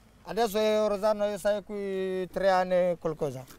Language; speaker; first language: Italian; non-native, learner; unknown